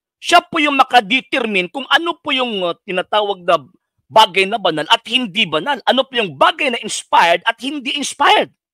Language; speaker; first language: Filipino; non-native, local second language; Cebuano